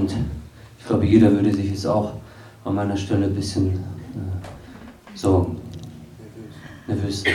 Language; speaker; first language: German; non-native, learner; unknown